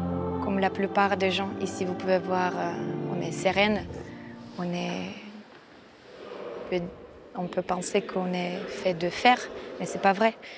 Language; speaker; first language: French; non-native, fluent; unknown